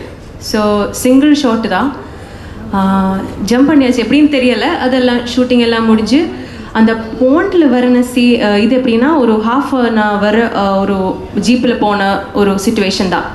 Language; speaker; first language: Tamil; non-native, learner; Malayalam